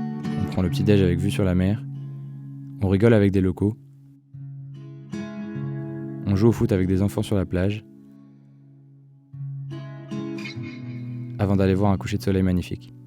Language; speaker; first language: French; native; French